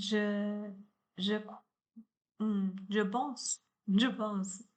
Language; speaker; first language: French; non-native, learner; Chinese